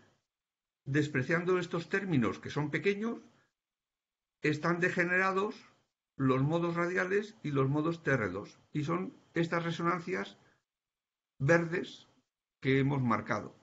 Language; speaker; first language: Spanish; native; Spanish